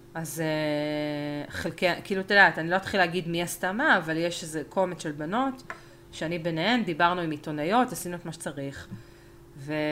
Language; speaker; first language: Hebrew; early bilingual, other home language; Spanish